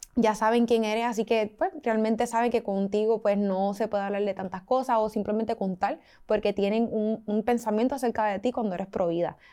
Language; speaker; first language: Spanish; native; Spanish